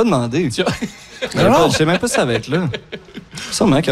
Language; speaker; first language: French; native; French